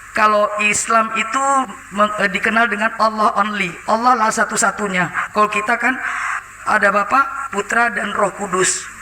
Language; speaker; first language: Indonesian; native; Indonesian